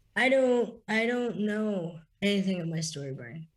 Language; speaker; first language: English; native; English